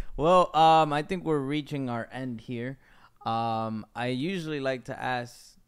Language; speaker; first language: English; native; English